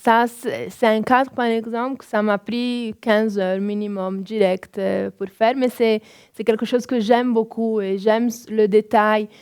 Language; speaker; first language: French; non-native, fluent; Portuguese